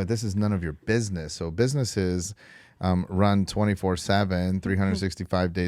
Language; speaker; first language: English; native; English